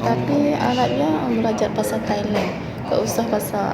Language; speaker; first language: Indonesian; non-native, learner; Malay